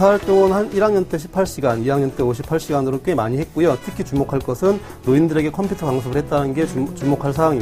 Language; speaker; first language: Korean; native; Korean